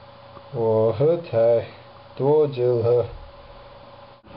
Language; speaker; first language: Chinese; non-native, learner; English